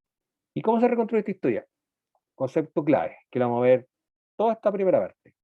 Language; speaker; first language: Spanish; native; Spanish